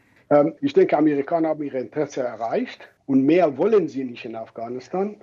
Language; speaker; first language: German; non-native, fluent; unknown